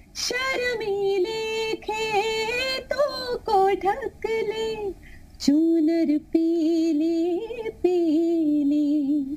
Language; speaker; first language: Hindi; non-native, local second language; Tamil